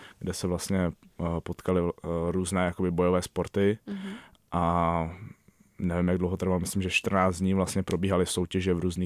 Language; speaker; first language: Czech; native; Czech